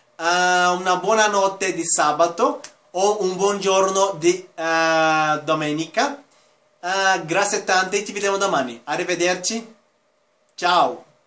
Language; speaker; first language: Italian; non-native, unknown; Spanish